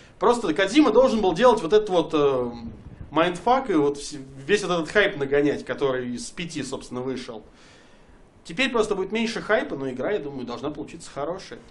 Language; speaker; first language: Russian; native; Russian